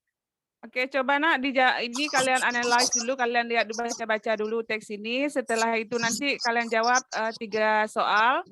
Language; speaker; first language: Indonesian; native; Indonesian